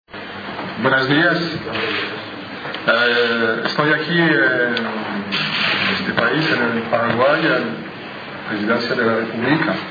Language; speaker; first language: Spanish; non-native, fluent; French